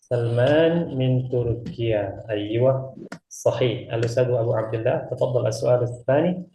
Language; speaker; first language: Arabic; non-native, fluent; Indonesian